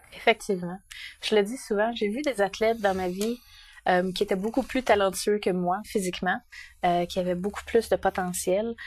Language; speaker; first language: French; native; French